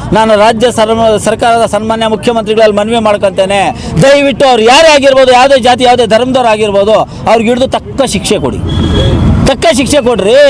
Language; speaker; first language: Kannada; non-native, local second language; Urdu